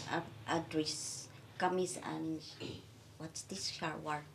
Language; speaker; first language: English; non-native, learner; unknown